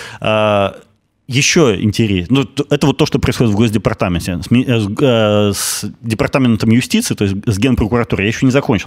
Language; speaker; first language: Russian; native; Russian